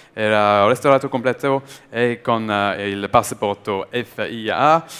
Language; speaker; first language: Italian; non-native, learner; English